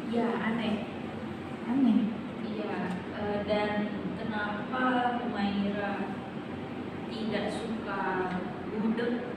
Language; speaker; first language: Indonesian; non-native, learner; Arabic